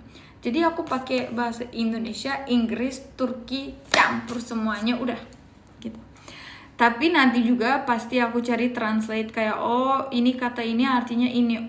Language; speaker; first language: Indonesian; non-native, fluent; Turkish